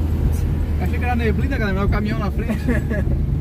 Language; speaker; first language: Portuguese; native; Portuguese